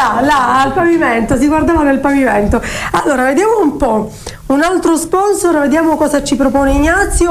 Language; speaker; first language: Italian; native; Italian